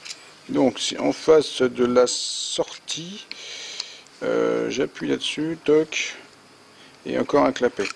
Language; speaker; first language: French; native; French